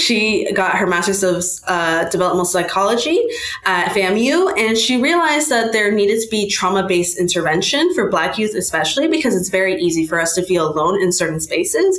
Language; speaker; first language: English; native; English